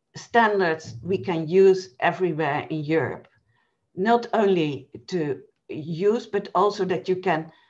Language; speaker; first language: English; non-native, fluent; Dutch